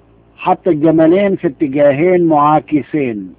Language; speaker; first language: Arabic; native; Arabic